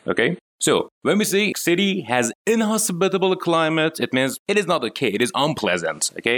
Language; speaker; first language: English; non-native, fluent; Persian